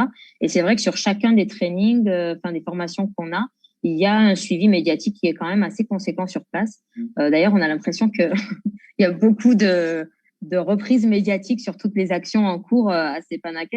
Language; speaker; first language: French; native; French